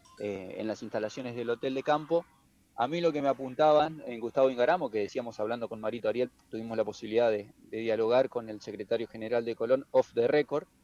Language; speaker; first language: Spanish; native; Spanish